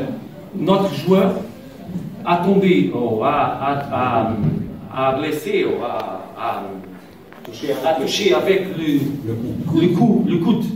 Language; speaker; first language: French; non-native, learner; Portuguese